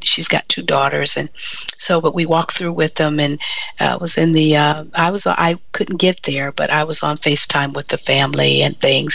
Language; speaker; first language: English; native; English